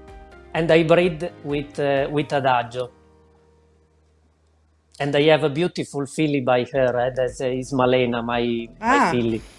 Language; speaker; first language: English; non-native, learner; Italian